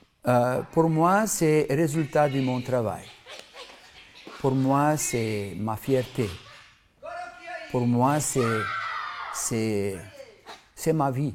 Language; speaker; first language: French; non-native, fluent; Macedonian